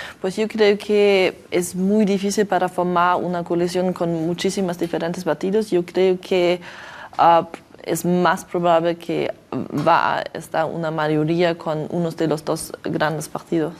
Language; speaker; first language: Spanish; non-native, learner; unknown